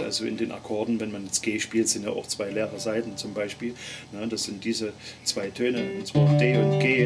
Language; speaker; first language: German; native; German